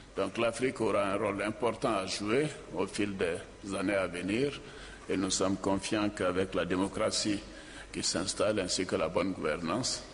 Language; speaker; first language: French; non-native, local second language; Dyula